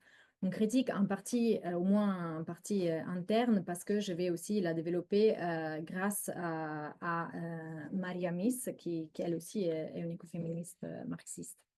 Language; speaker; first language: French; non-native, fluent; Italian